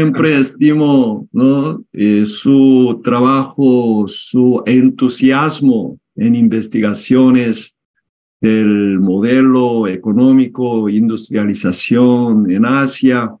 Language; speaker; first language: Spanish; non-native, fluent; Korean